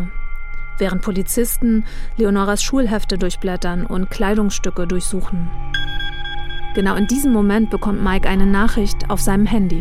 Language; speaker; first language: German; native; German